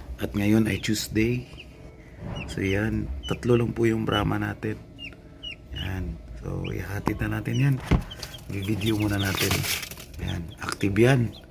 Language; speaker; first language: Filipino; non-native, local second language; Cebuano